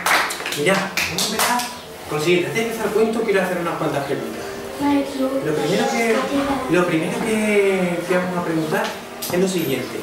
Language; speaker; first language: Spanish; native; Spanish